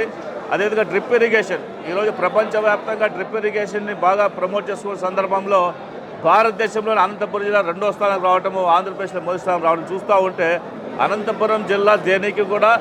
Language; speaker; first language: Telugu; native; Telugu